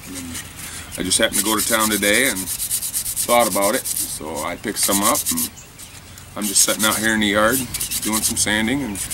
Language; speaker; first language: English; native; English